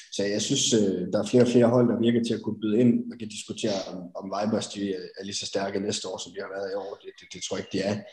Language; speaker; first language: Danish; native; Danish